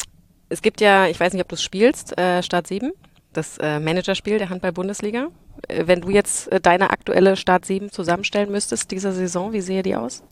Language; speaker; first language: German; native; German